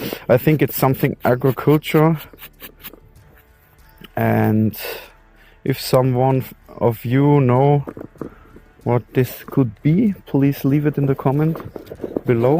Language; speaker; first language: English; non-native, learner; German